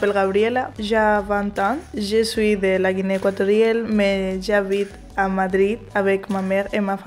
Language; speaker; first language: French; non-native, local second language; Spanish